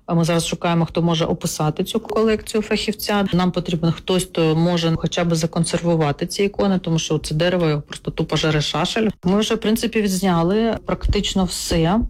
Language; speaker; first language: Ukrainian; non-native, local second language; Russian